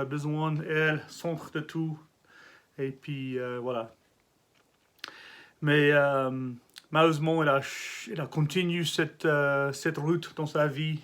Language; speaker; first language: French; non-native, learner; English